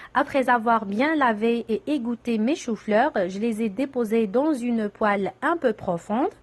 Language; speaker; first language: French; non-native, local second language; Arabic